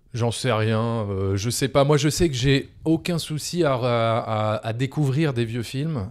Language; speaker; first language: French; native; French